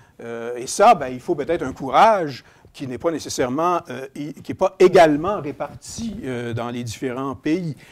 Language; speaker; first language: French; native; French